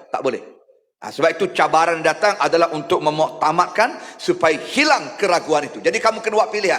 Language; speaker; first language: Malay; native; Malay